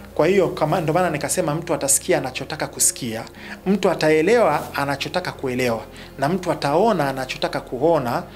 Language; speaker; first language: Swahili; native; Swahili